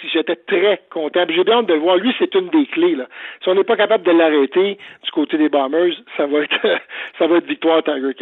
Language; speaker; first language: French; native; French